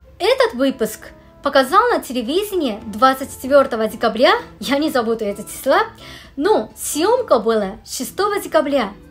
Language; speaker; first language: Russian; non-native, fluent; Japanese